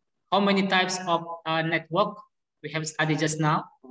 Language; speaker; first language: English; non-native, learner; Indonesian